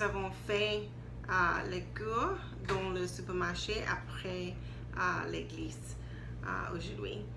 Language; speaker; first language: French; non-native, learner; English